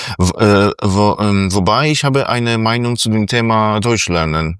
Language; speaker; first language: German; non-native, fluent; Polish